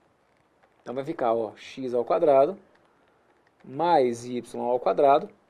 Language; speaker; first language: Portuguese; native; Portuguese